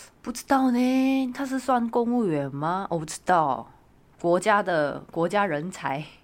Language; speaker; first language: Chinese; non-native, fluent; Korean